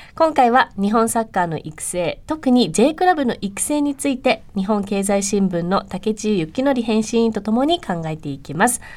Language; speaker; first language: Japanese; native; Japanese